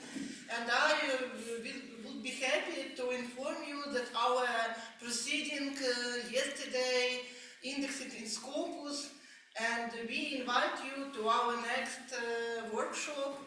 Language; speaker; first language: English; non-native, learner; Ukrainian